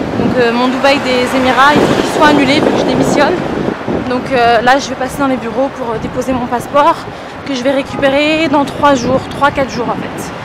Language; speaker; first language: French; native; French